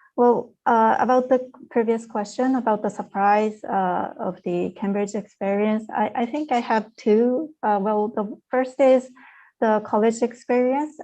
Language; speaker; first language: English; non-native, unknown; Japanese